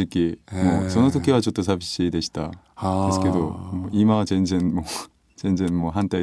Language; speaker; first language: Japanese; non-native, learner; Korean